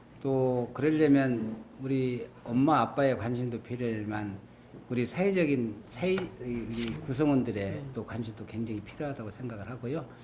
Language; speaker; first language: Korean; native; Korean